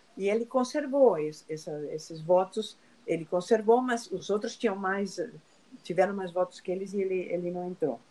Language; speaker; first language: Portuguese; non-native, fluent; Spanish